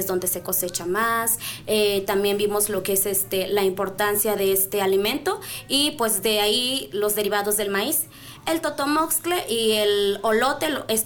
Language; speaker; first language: Spanish; non-native, local second language; Nahuatl languages